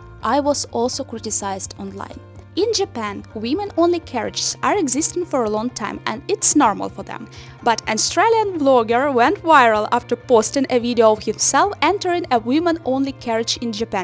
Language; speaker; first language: English; non-native, fluent; Ukrainian